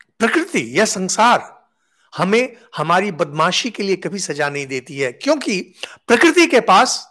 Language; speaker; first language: Hindi; non-native, local second language; Bangla